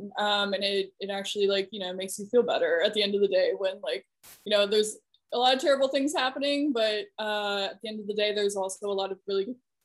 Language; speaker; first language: English; native; English